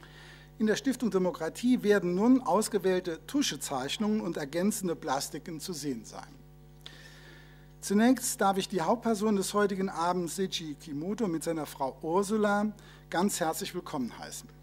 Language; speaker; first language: German; native; German